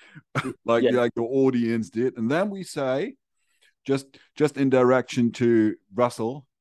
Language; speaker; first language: English; non-native, fluent; German